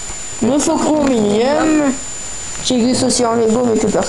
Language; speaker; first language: French; native; French